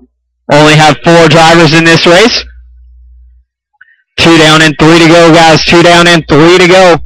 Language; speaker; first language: English; native; English